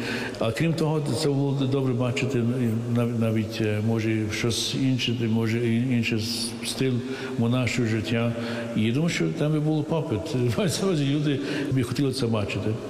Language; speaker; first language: Ukrainian; early bilingual, heritage; English